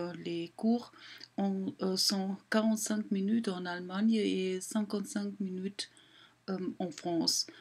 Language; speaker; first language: French; non-native, learner; German